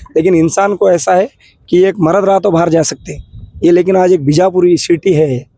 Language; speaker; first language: Hindi; non-native, local second language; Kannada